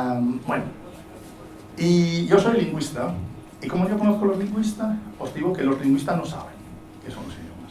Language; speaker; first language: Spanish; non-native, fluent; Italian